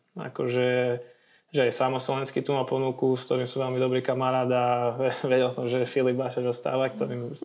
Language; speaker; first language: Slovak; native; Slovak